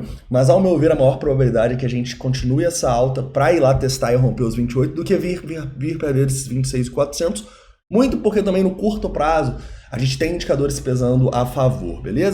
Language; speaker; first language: Portuguese; native; Portuguese